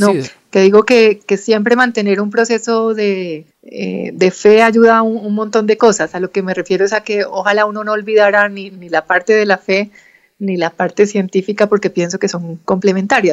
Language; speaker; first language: Spanish; native; Spanish